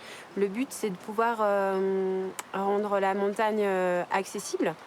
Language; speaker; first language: French; native; French